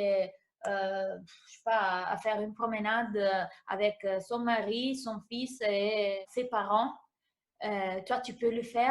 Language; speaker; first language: French; non-native, fluent; Italian